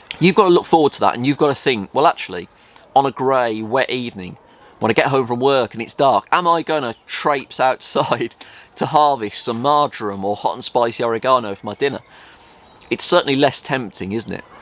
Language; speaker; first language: English; native; English